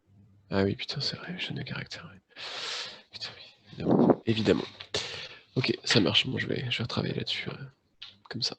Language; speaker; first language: French; native; French